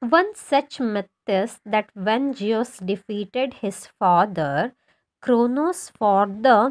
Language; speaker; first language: English; non-native, local second language; Kannada